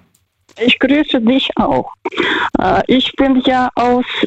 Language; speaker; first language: German; non-native, fluent; Russian